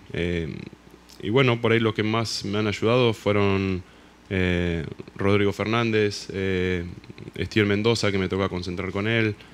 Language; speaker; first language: Spanish; native; Spanish